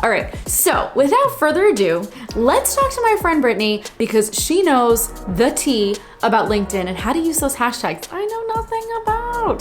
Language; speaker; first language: English; native; English